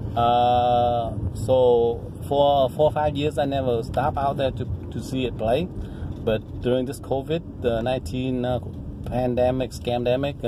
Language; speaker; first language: English; non-native, fluent; Vietnamese